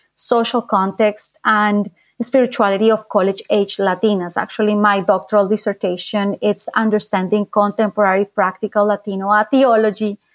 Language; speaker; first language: English; non-native, fluent; Spanish